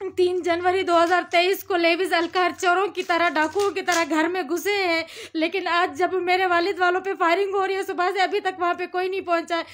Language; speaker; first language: Urdu; non-native, local second language; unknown